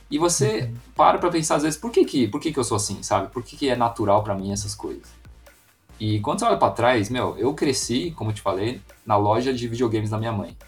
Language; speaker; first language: Portuguese; native; Portuguese